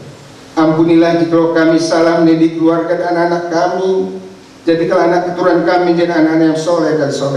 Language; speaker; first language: Indonesian; native; Indonesian